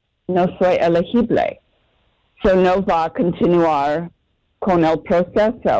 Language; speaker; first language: Spanish; non-native, learner; English